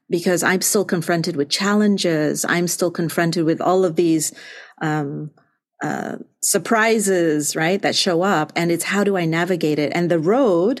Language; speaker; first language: English; non-native, local second language; Malay